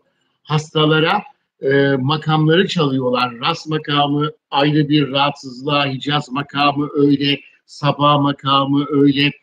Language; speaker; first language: Turkish; native; Turkish